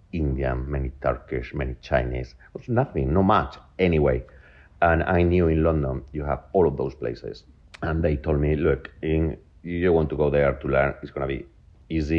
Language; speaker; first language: English; non-native, fluent; Spanish